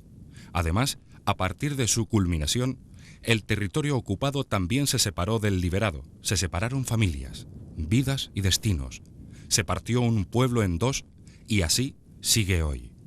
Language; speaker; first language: Spanish; native; Spanish